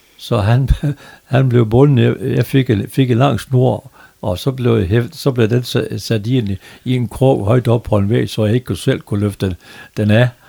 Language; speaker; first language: Danish; native; Danish